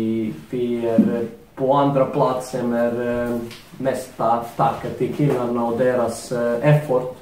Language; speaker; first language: Swedish; non-native, fluent; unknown